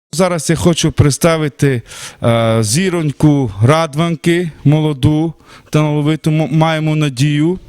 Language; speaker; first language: Ukrainian; non-native, local second language; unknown